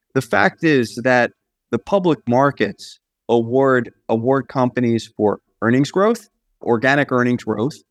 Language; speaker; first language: English; native; English